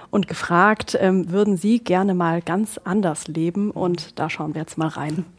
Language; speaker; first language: German; native; German